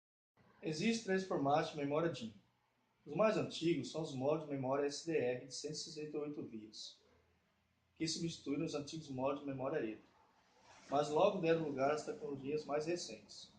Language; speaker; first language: Portuguese; native; Portuguese